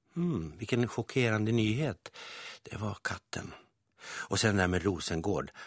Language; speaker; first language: Swedish; native; Swedish